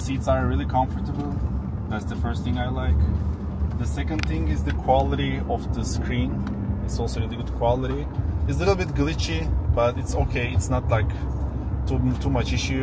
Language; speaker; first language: English; non-native, fluent; Turkish